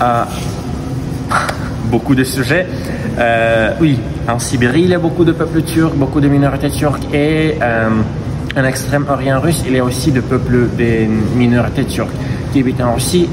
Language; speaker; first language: French; non-native, fluent; Russian